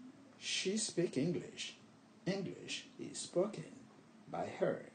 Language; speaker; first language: English; non-native, fluent; French